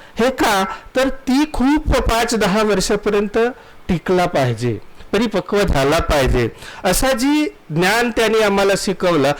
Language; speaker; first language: Marathi; non-native, local second language; Gondi